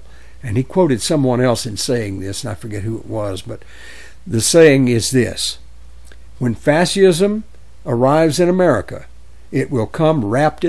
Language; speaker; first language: English; native; English